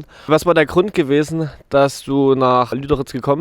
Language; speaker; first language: German; native; German